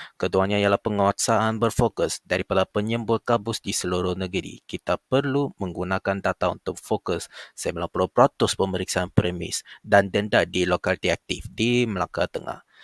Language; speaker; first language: Malay; non-native, local second language; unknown